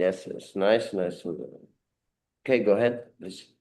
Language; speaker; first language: English; non-native, learner; Arabic